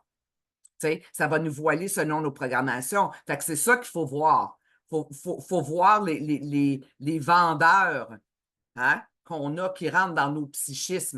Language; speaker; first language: French; native; French